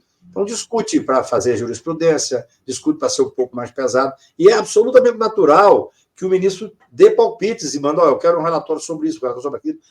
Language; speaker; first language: Portuguese; native; Portuguese